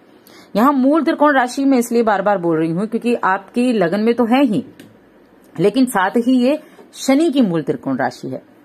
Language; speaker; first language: Hindi; native; Hindi